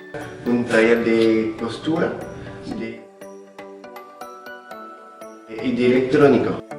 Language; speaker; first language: Spanish; non-native, fluent; French